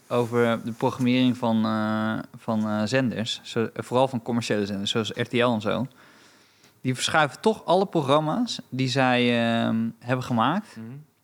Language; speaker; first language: Dutch; early bilingual, other home language; Romanian